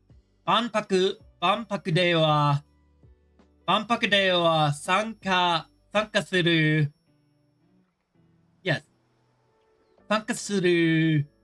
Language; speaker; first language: Japanese; non-native, learner; English